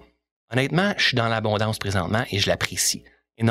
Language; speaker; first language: French; native; French